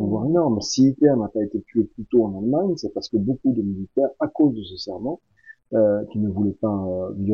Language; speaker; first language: French; native; French